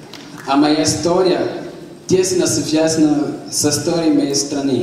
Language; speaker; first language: Russian; native; Russian